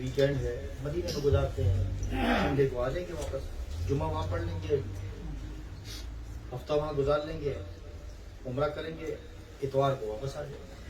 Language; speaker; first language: Urdu; native; Urdu